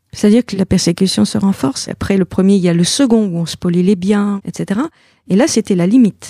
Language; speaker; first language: French; native; French